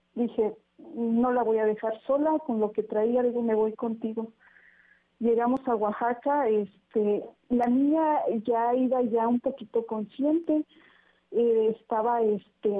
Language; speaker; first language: Spanish; native; Spanish